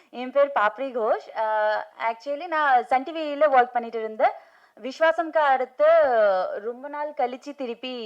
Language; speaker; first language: Tamil; non-native, fluent; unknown